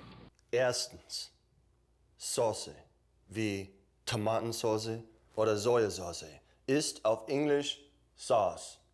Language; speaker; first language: German; non-native, fluent; English